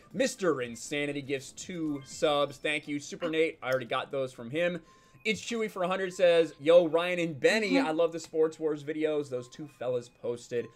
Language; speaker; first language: English; native; English